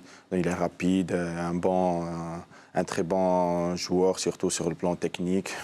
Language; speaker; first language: French; non-native, local second language; Arabic